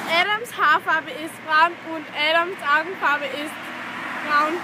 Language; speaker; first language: German; non-native, learner; Danish